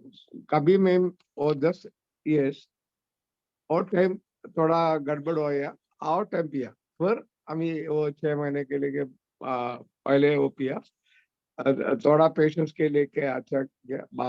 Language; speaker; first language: Hindi; non-native, learner; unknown